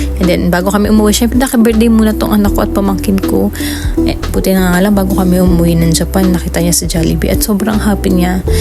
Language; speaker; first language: Filipino; native; Filipino